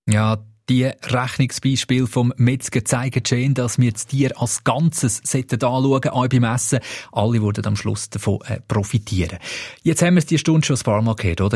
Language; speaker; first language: German; native; German